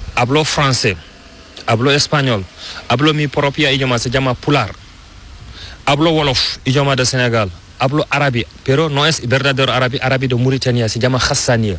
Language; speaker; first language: Spanish; non-native, learner; Fula